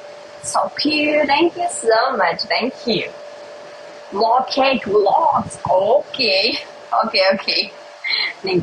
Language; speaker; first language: English; non-native, learner; Russian